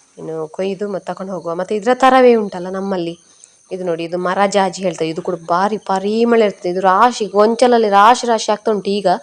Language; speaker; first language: Kannada; native; Kannada